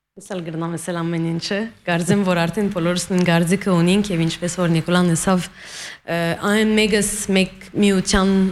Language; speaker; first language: Armenian; early bilingual, heritage; Armenian